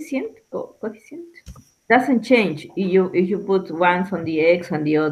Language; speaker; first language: English; non-native, learner; Spanish